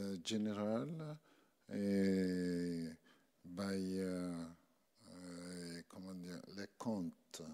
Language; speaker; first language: English; non-native, learner; French